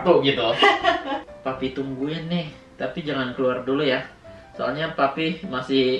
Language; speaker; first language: Indonesian; native; Indonesian